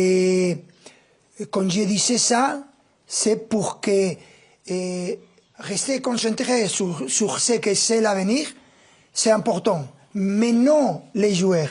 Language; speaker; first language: French; non-native, fluent; Spanish